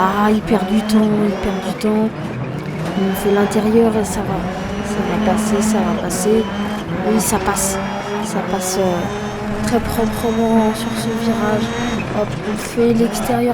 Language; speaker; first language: French; native; French